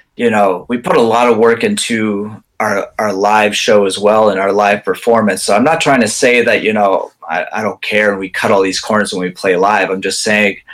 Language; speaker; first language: English; native; English